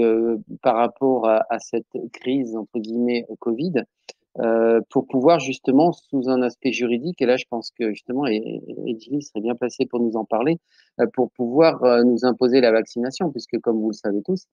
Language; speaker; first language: French; native; French